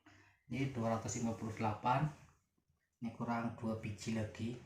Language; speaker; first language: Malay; non-native, local second language; Javanese